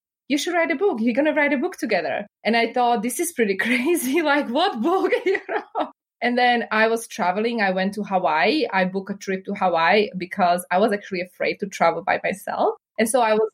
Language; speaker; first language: English; non-native, fluent; Slovak